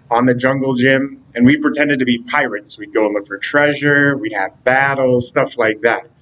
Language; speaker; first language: English; native; English